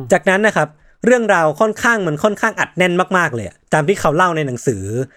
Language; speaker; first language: Thai; native; Thai